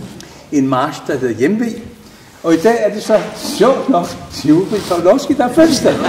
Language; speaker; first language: Danish; native; Danish